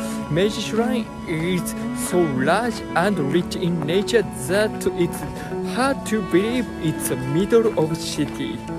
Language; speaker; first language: English; non-native, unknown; Japanese